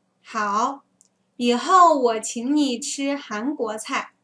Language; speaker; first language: Chinese; non-native, learner; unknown